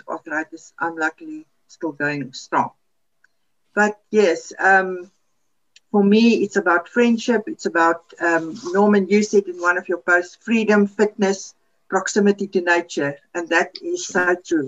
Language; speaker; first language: English; non-native, local second language; Afrikaans